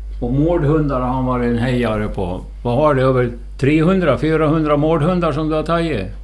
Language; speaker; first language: Swedish; native; Swedish